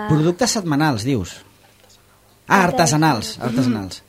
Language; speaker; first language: Catalan; native; Catalan